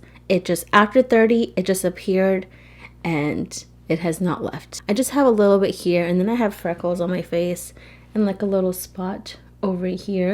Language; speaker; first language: English; native; English